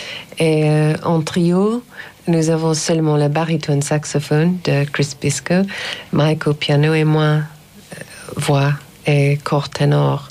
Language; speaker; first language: French; non-native, learner; English